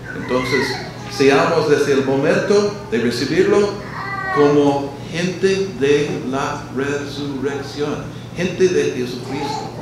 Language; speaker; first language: Spanish; non-native, learner; English